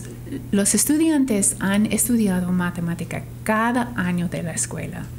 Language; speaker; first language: Spanish; non-native, fluent; English